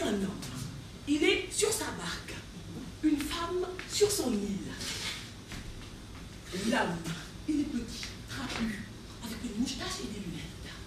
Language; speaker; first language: French; native; French